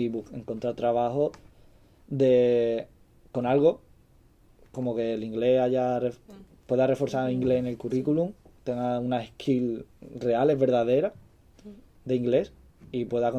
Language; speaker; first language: Spanish; native; Spanish